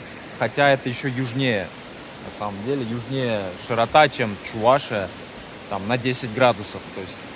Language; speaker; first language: Russian; native; Russian